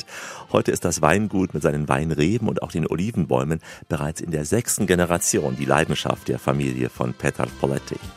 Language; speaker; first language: German; native; German